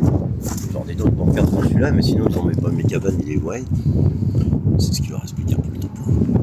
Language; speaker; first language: French; native; French